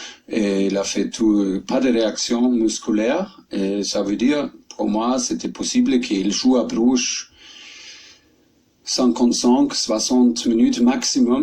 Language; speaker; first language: French; non-native, learner; German